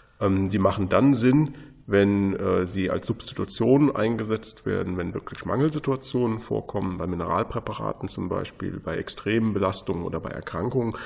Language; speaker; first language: German; native; German